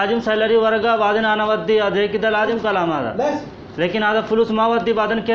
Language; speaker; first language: Arabic; non-native, learner; Hindi